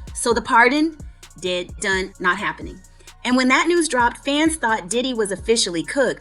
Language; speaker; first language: English; native; English